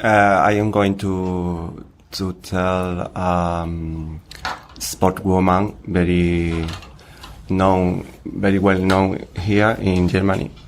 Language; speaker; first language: English; non-native, learner; Spanish